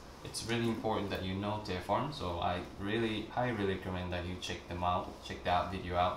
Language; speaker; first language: English; non-native, fluent; Japanese